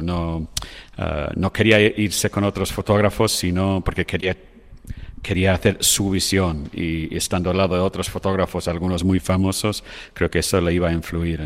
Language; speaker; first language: Spanish; non-native, fluent; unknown